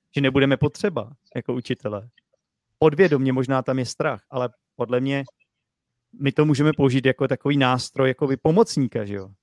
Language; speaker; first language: Czech; native; Czech